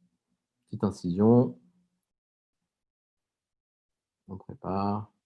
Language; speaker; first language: French; native; French